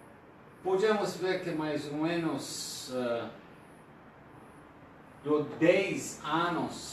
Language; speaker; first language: Portuguese; non-native, fluent; Persian